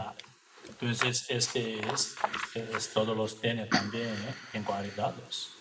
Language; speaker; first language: Spanish; non-native, learner; Tibetan